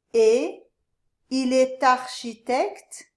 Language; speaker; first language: French; non-native, fluent; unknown